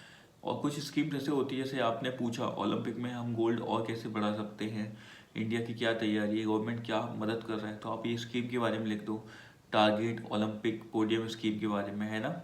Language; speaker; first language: Hindi; native; Hindi